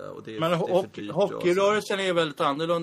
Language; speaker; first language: Swedish; native; Swedish